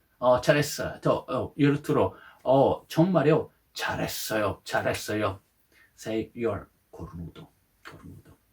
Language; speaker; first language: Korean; non-native, learner; Italian